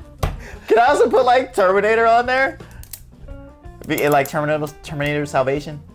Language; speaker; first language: English; native; English